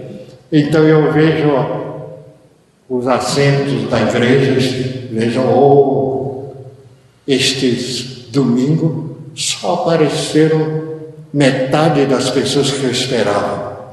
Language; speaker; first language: Portuguese; early bilingual, other home language; Japanese